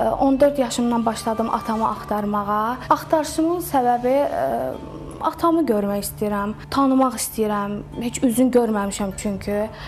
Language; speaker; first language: Azerbaijani; early bilingual, heritage; Azerbaijani